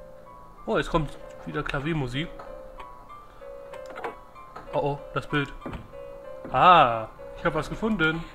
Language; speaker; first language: German; native; German